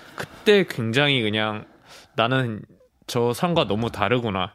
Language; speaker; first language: Korean; native; Korean